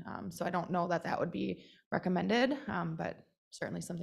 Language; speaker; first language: English; native; English